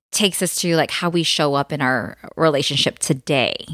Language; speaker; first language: English; early bilingual, other home language; Khmer